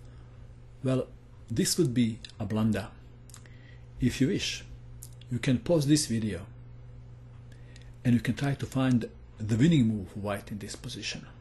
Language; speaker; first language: English; non-native, fluent; Croatian